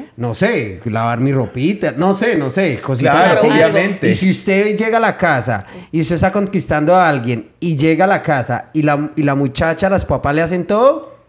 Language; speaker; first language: Spanish; early bilingual, heritage; Spanish